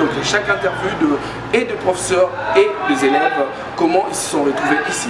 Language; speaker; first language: French; non-native, local second language; Luba-Lulua